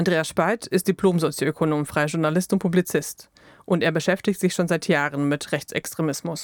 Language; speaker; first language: German; native; German